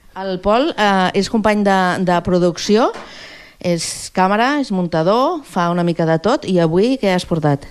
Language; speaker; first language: Catalan; native; Catalan